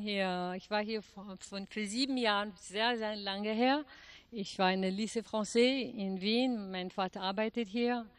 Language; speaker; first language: German; non-native, learner; French